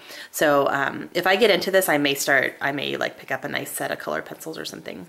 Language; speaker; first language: English; native; English